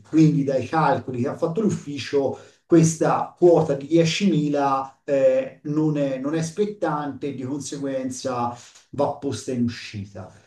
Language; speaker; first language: Italian; native; Italian